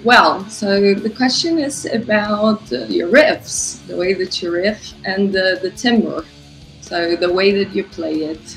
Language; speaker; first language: English; non-native, fluent; Portuguese